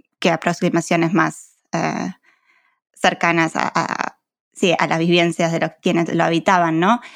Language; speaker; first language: Spanish; native; Spanish